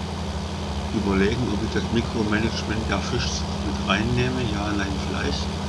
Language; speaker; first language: German; native; German